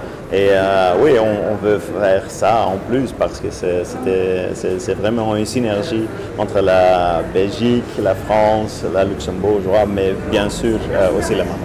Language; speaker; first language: French; non-native, fluent; Dutch